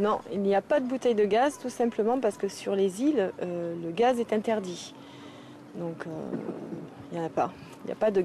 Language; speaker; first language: French; native; French